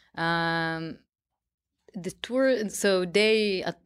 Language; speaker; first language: English; non-native, fluent; Hebrew